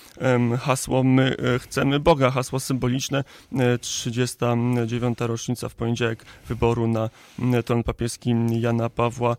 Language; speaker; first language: Polish; native; Polish